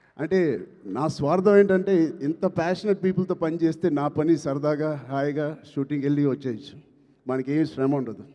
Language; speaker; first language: Telugu; native; Telugu